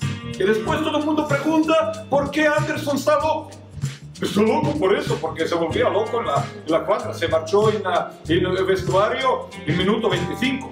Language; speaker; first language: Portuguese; non-native, learner; Croatian